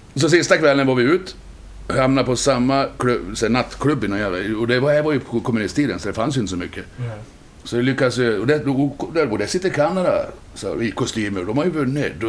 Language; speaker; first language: Swedish; native; Swedish